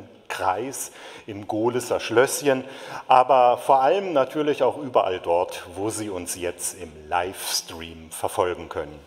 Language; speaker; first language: German; native; German